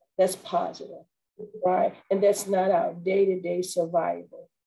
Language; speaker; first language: English; native; English